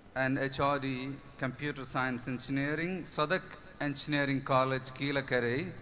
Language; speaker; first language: English; non-native, local second language; Malayalam